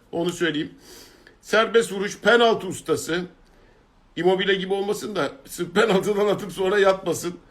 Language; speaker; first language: Turkish; native; Turkish